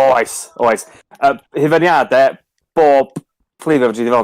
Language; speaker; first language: Welsh; native; Welsh